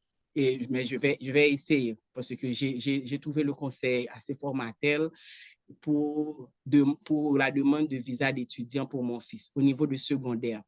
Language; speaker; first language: French; non-native, local second language; Haitian Creole